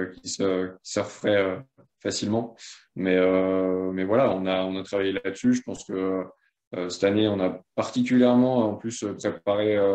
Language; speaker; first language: French; native; French